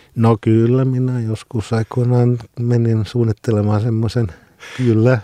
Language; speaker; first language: Finnish; non-native, local second language; Swedish